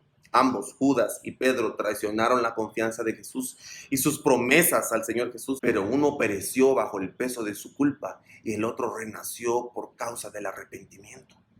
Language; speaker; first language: Spanish; native; Spanish